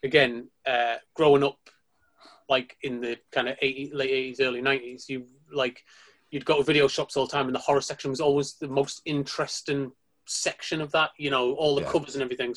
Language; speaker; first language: English; native; English